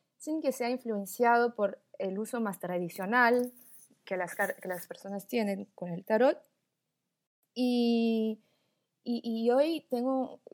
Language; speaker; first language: Spanish; non-native, fluent; Portuguese